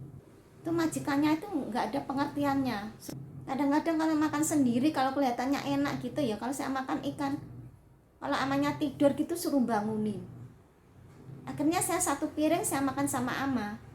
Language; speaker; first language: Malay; non-native, local second language; Javanese